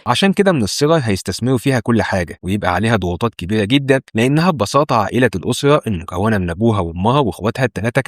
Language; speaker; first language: Arabic; native; Arabic